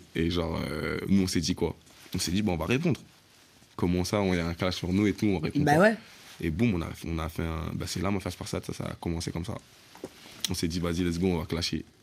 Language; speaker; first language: French; native; French